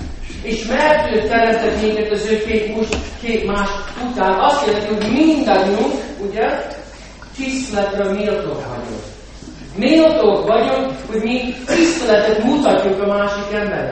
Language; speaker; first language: Hungarian; non-native, fluent; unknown